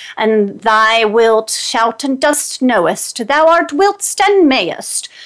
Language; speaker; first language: English; native; English